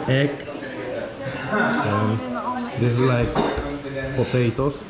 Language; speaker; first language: English; non-native, learner; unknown